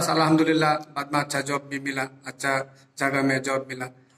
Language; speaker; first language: Hindi; non-native, learner; Bangla